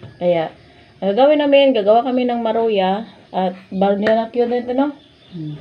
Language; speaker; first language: Filipino; non-native, local second language; Cebuano